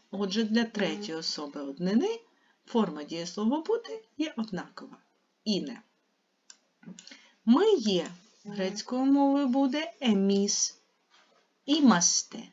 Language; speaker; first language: Ukrainian; native; Ukrainian